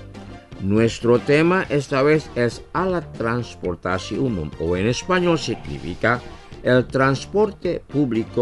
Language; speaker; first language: Spanish; non-native, fluent; Indonesian